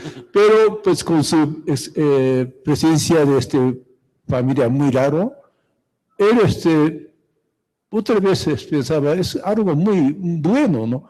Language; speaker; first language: Spanish; non-native, fluent; Japanese